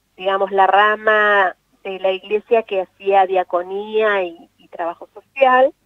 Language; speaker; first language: Spanish; non-native, local second language; Afrikaans